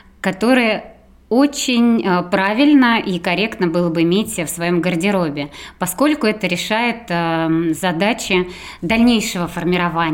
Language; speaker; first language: Russian; native; Russian